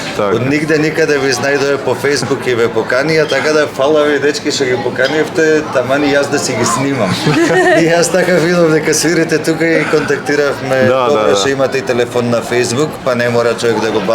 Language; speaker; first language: Macedonian; native; Macedonian